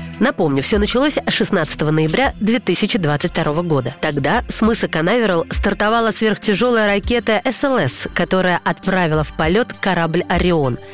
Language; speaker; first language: Russian; native; Russian